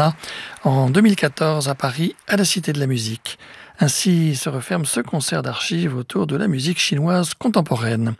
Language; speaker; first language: French; native; French